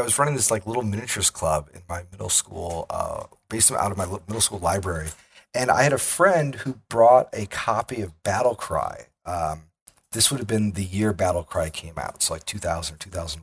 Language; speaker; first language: English; native; English